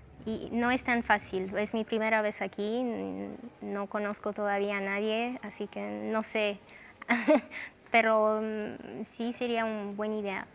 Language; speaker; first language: Spanish; non-native, fluent; Romanian